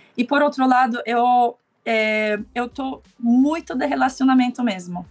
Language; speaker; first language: Portuguese; non-native, fluent; Turkish